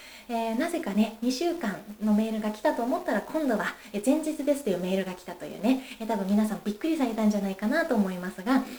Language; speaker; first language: Japanese; native; Japanese